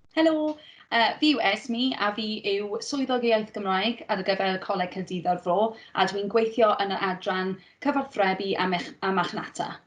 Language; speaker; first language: Welsh; non-native, local second language; English